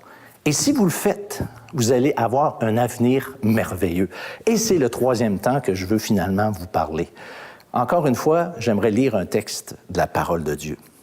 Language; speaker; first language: French; native; French